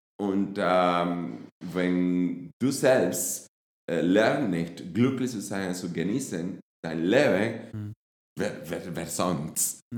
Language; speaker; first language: German; non-native, fluent; Spanish